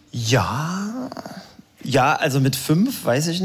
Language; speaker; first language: German; native; German